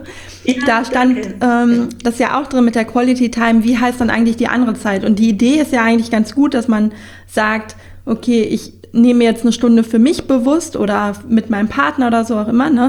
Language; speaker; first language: German; native; German